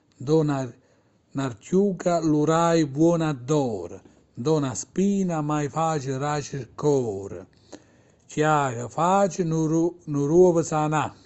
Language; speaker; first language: Italian; native; Italian